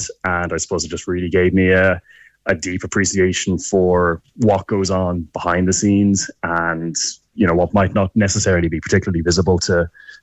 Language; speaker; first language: English; native; English